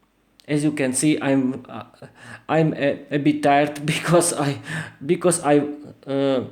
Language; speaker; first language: English; non-native, learner; Slovak